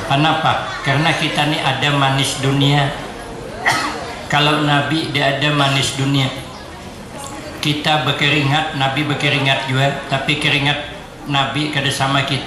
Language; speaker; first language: Indonesian; non-native, local second language; Banjar